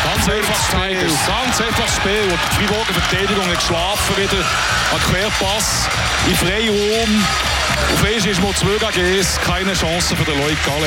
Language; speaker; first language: German; native; German